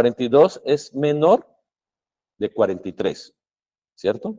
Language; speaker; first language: Spanish; native; Spanish